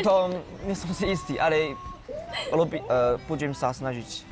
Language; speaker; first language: Slovak; non-native, learner; Chinese